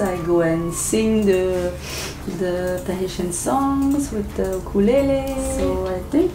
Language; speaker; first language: English; non-native, learner; Japanese